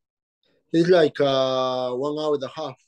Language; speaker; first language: English; non-native, learner; Spanish